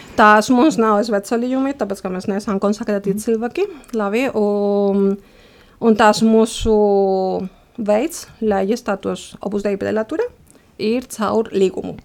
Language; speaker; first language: Latvian; non-native, fluent; Spanish